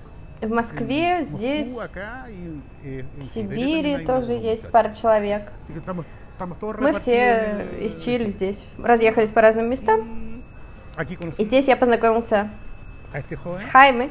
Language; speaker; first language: Russian; non-native, learner; Spanish